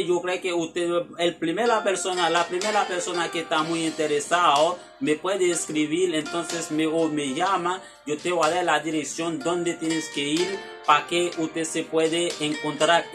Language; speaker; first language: Spanish; non-native, learner; Haitian Creole